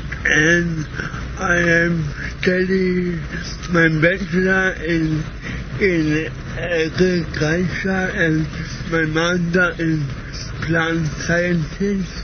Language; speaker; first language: English; non-native, learner; German